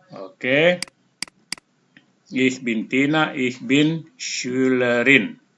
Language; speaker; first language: German; non-native, fluent; Indonesian